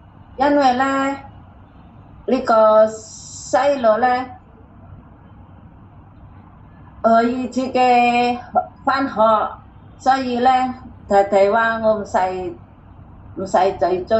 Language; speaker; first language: Cantonese; non-native, learner; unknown